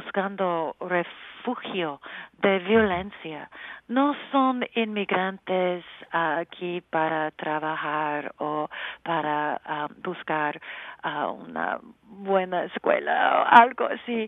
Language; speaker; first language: Spanish; non-native, learner; English